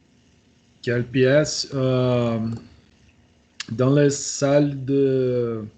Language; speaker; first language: French; non-native, learner; Portuguese